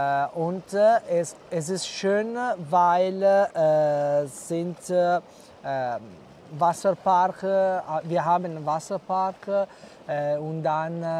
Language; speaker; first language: German; non-native, learner; Italian